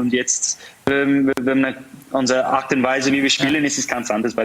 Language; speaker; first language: German; non-native, fluent; English